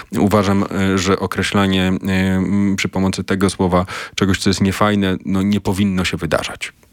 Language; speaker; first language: Polish; native; Polish